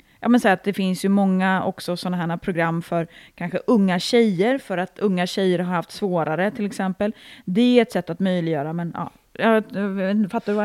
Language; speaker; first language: Swedish; native; Swedish